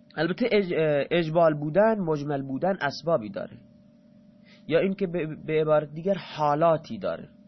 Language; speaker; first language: Persian; non-native, local second language; Baluchi